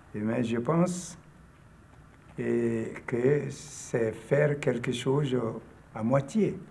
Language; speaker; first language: French; non-native, local second language; Bambara